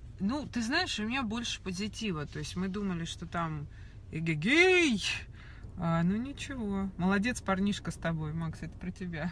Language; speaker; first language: Russian; native; Russian